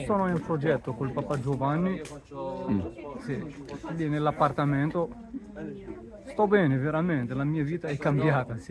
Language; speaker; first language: Italian; non-native, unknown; Arabic